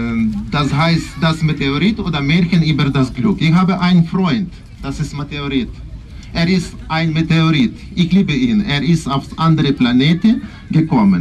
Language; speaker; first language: German; non-native, learner; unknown